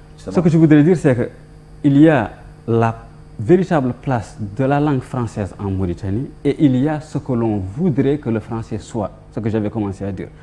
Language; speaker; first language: French; non-native, local second language; Fula